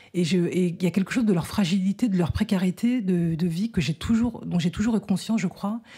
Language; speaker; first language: French; native; French